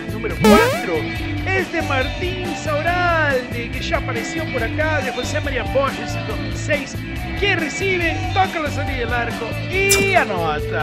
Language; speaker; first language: Spanish; native; Spanish